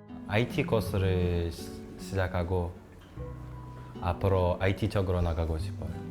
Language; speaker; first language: Korean; non-native, learner; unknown